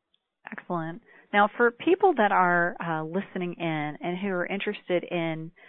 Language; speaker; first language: English; native; English